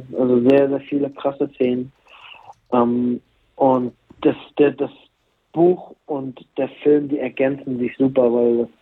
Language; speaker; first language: German; native; German